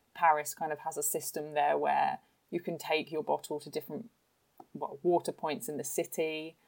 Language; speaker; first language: English; native; English